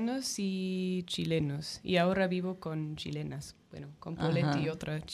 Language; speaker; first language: Spanish; non-native, fluent; English